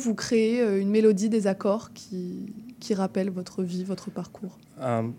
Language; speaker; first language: French; native; French